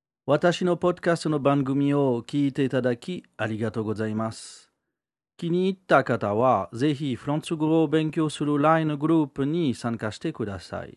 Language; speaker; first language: Japanese; non-native, learner; French